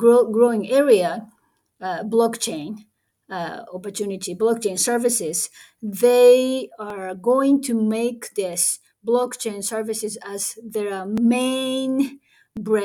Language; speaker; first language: English; non-native, fluent; Japanese